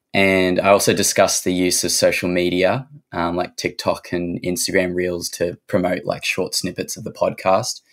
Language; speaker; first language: English; native; English